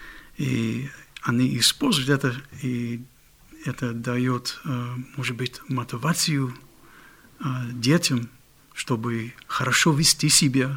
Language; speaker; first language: Russian; non-native, fluent; English